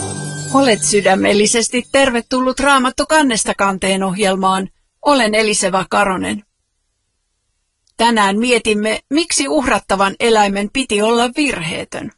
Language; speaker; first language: Finnish; native; Finnish